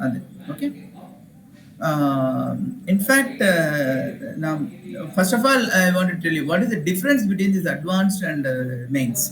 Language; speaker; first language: English; non-native, local second language; Tamil